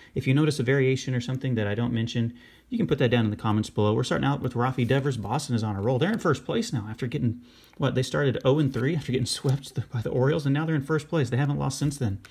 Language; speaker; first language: English; native; English